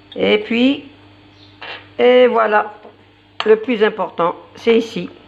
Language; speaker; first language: French; non-native, local second language; Arabic